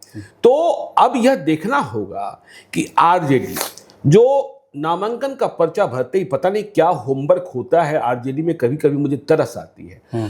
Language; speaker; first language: Hindi; native; Hindi